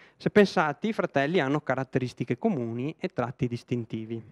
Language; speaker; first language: Italian; native; Italian